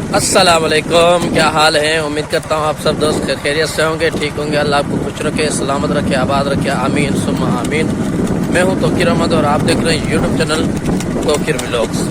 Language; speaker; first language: Urdu; non-native, local second language; Sindhi